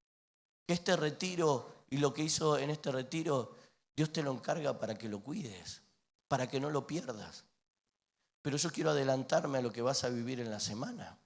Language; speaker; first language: Spanish; native; Spanish